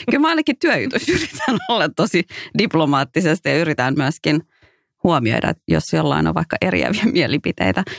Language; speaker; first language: Finnish; early bilingual, other home language; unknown